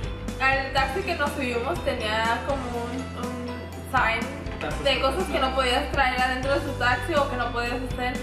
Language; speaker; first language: Spanish; early bilingual, other home language; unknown